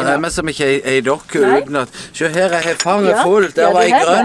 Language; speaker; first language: Norwegian; native; Norwegian